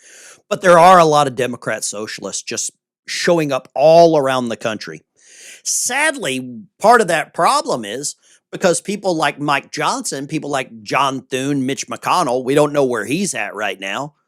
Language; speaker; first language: English; native; English